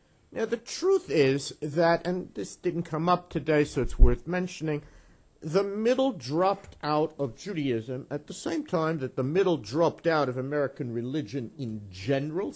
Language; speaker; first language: English; native; English